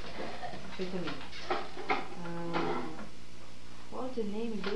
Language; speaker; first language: English; non-native, learner; Portuguese